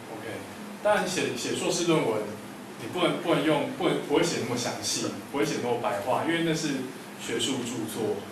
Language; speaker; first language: Chinese; native; Chinese